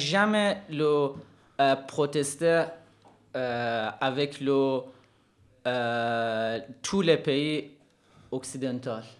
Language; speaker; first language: French; non-native, learner; Persian